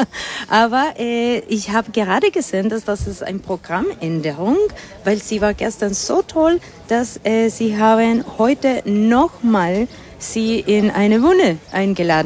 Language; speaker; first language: German; non-native, fluent; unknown